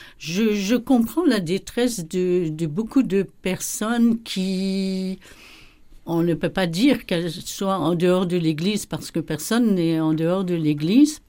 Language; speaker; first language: French; native; French